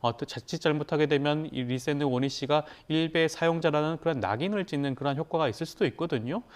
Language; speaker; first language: Korean; native; Korean